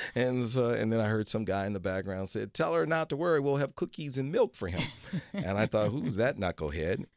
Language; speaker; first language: English; native; English